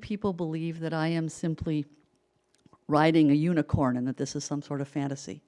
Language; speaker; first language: English; native; English